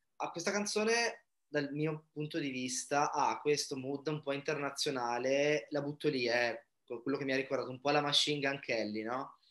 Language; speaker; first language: Italian; native; Italian